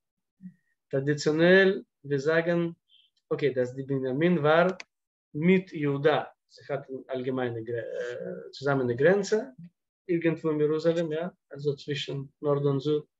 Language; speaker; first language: German; non-native, fluent; Russian